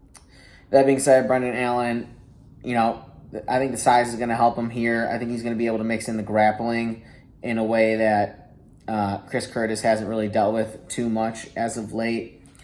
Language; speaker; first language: English; native; English